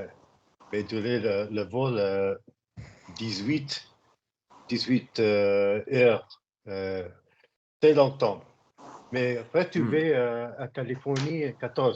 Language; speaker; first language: French; non-native, learner; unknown